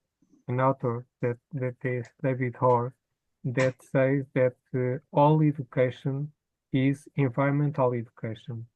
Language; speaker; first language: English; non-native, fluent; Portuguese